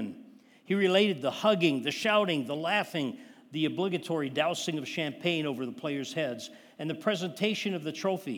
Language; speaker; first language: English; native; English